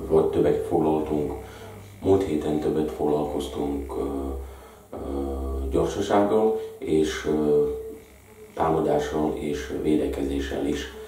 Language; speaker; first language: Hungarian; non-native, fluent; Slovak